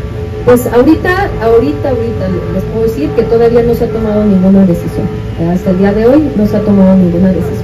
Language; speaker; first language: Spanish; native; Spanish